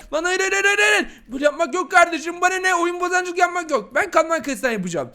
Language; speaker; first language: Turkish; native; Turkish